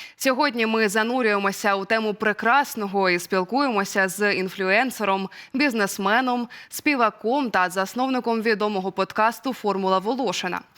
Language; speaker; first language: Ukrainian; native; Ukrainian